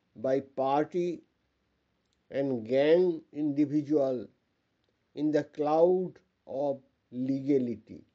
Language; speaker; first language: English; non-native, local second language; Bangla